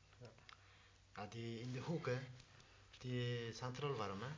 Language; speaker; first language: Dutch; non-native, learner; Turkish